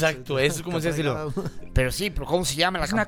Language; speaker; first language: Spanish; native; Spanish